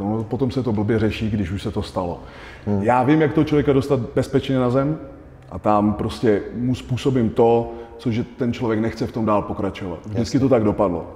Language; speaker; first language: Czech; native; Czech